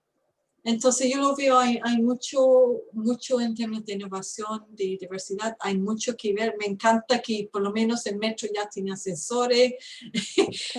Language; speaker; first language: Spanish; non-native, fluent; English